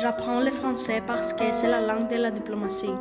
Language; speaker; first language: French; non-native, learner; Greek